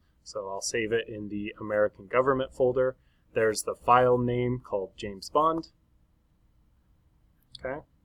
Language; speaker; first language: English; native; English